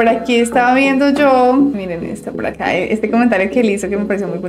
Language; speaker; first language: Spanish; native; Spanish